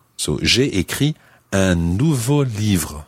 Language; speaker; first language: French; non-native, fluent; English